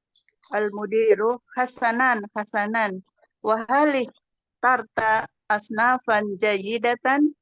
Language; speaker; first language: Arabic; non-native, learner; Indonesian